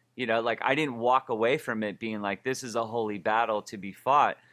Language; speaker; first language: English; native; English